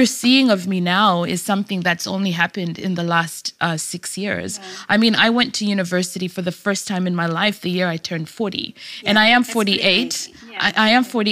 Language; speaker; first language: English; native; English